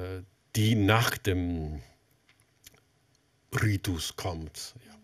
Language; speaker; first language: German; non-native, fluent; Italian